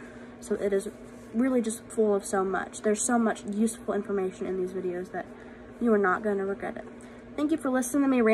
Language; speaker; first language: English; native; English